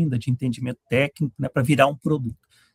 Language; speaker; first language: Portuguese; native; Portuguese